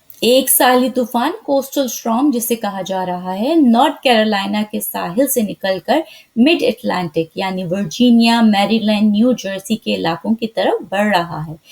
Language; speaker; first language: Urdu; native; Urdu